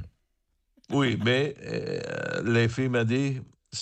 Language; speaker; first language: French; non-native, learner; English